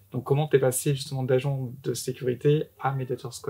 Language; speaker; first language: French; native; French